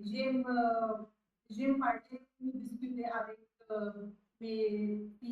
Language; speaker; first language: French; non-native, learner; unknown